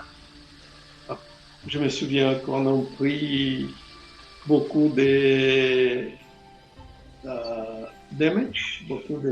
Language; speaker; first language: French; non-native, learner; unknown